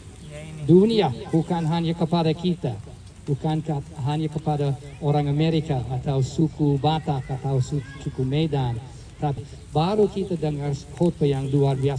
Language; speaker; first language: Indonesian; non-native, fluent; English